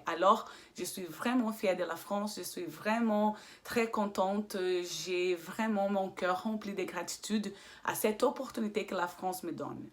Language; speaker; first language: French; non-native, fluent; Portuguese